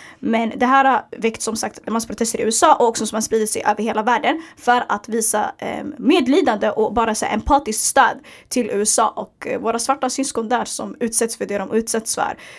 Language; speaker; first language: Swedish; early bilingual, other home language; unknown